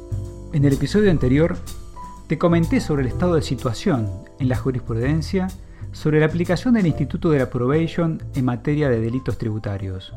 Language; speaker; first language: Spanish; native; Spanish